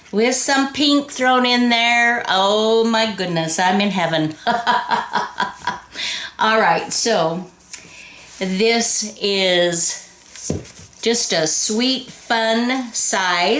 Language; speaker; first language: English; native; English